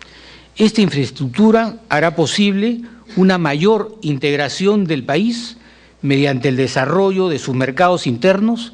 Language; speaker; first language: Spanish; native; Spanish